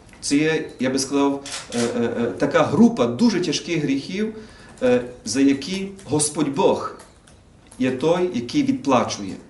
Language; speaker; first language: Ukrainian; native; Ukrainian